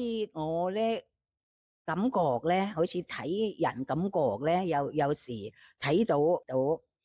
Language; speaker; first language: Cantonese; non-native, fluent; Thai